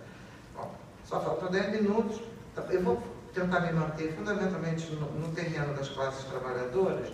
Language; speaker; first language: Portuguese; native; Portuguese